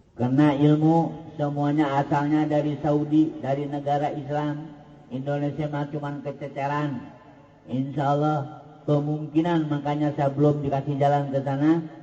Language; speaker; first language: Indonesian; non-native, local second language; Sundanese